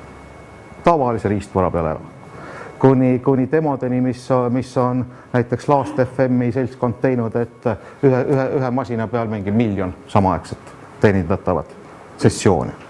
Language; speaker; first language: Estonian; native; Estonian